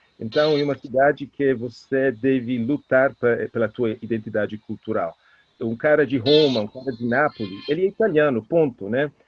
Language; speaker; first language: Portuguese; non-native, fluent; Italian